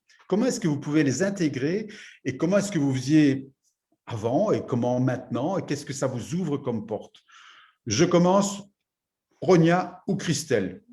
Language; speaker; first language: French; native; French